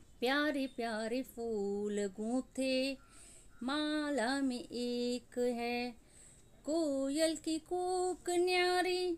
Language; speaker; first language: Hindi; non-native, local second language; Gujarati